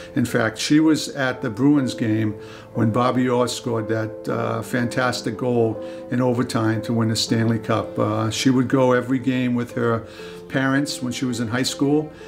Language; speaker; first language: English; native; English